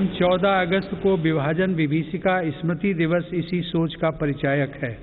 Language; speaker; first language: Hindi; native; Hindi